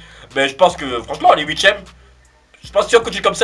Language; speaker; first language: French; native; French